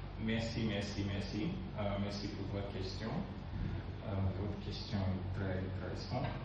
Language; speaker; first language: French; non-native, learner; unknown